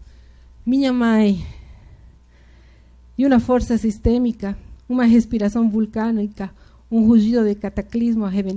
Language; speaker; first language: Portuguese; non-native, fluent; Spanish